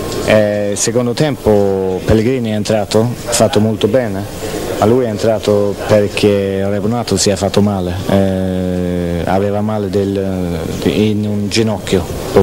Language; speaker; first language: Italian; non-native, fluent; Swedish